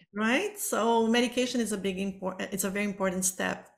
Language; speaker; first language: English; non-native, fluent; Portuguese